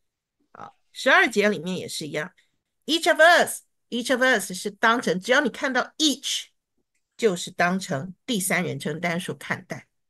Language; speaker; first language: Chinese; native; Chinese